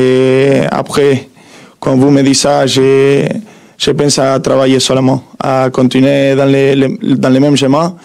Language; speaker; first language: French; non-native, fluent; Spanish